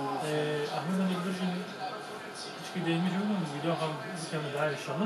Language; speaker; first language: Turkish; native; Turkish